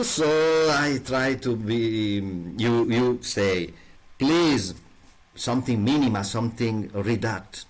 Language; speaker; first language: English; non-native, learner; Italian